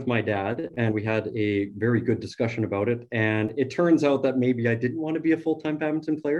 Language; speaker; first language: English; native; English